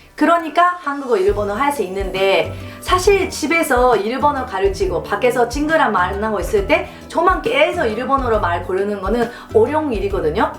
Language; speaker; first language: Korean; non-native, fluent; Japanese